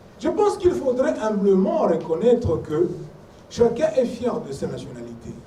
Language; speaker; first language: French; non-native, local second language; Swahili